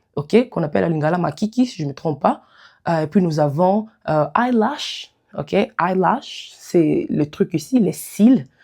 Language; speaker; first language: French; non-native, local second language; Lingala